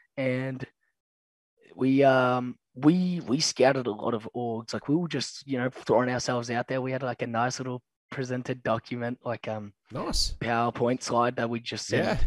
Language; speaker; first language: English; native; English